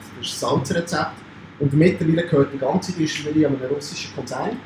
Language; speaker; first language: German; native; German